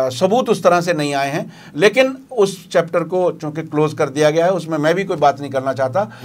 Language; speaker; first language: Urdu; native; Urdu